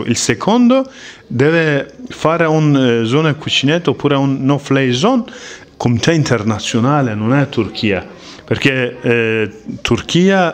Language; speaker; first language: Italian; non-native, learner; Kurdish